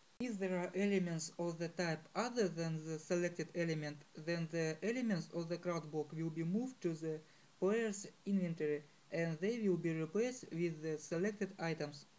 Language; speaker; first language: English; non-native, fluent; Russian